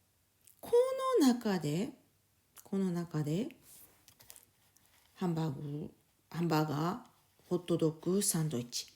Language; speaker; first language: Japanese; non-native, fluent; French